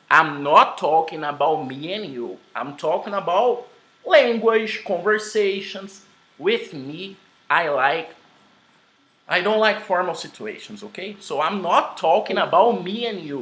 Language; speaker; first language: English; non-native, fluent; Portuguese